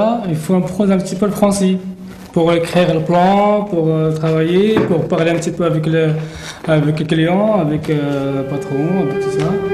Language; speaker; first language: French; non-native, learner; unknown